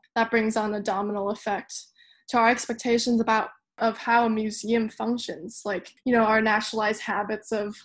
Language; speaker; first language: English; non-native, local second language; Cantonese